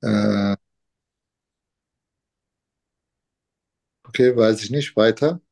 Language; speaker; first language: German; non-native, fluent; Turkish